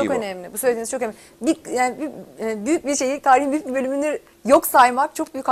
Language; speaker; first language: Turkish; native; Turkish